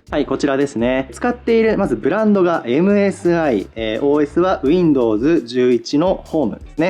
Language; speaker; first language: Japanese; native; Japanese